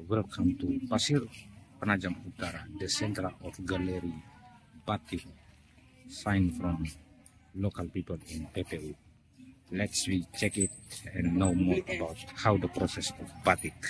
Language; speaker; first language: English; non-native, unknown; Indonesian